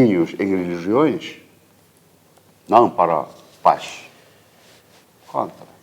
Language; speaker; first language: Portuguese; non-native, fluent; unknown